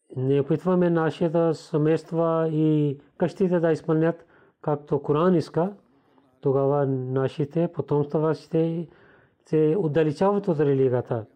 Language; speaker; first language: Bulgarian; non-native, learner; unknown